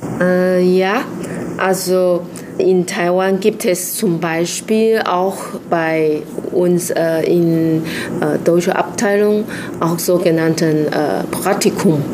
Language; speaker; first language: German; non-native, fluent; Chinese